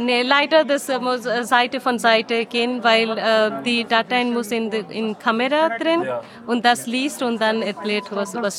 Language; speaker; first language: German; non-native, learner; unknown